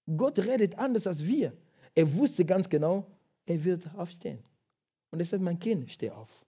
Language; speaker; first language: German; non-native, fluent; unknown